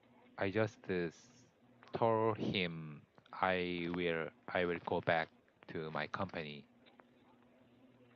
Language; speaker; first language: English; non-native, learner; Korean